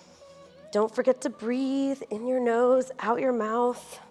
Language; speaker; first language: English; native; English